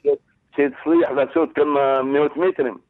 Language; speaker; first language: Hebrew; non-native, learner; Arabic